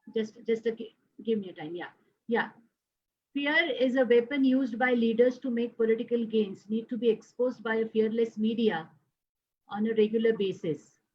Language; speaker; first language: English; non-native, local second language; Marathi